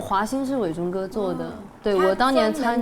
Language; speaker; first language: Chinese; native; Chinese